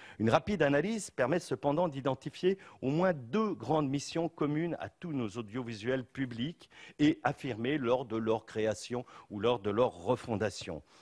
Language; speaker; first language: French; native; French